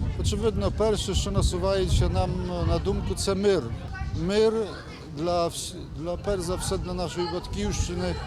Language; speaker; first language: Ukrainian; early bilingual, heritage; Ukrainian